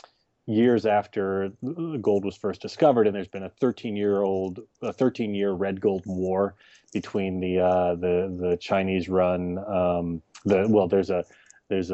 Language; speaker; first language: English; native; English